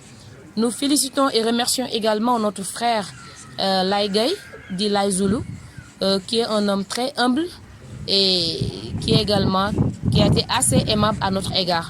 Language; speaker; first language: French; non-native, local second language; Wolof